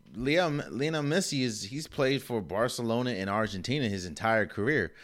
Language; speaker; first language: English; native; English